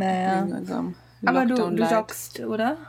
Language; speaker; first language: German; non-native, learner; Japanese